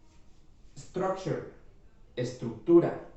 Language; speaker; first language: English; non-native, fluent; Spanish